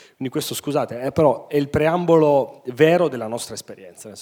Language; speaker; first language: Italian; native; Italian